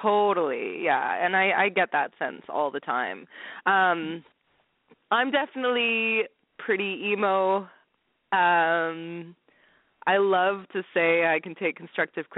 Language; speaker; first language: English; native; English